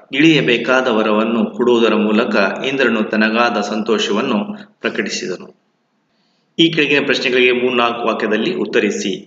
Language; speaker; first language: Kannada; native; Kannada